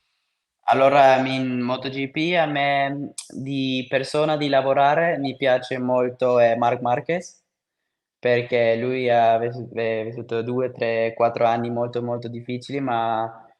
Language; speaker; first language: Italian; non-native, fluent; Swiss German